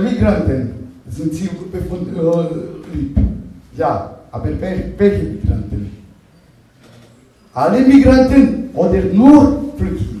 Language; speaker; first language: German; non-native, learner; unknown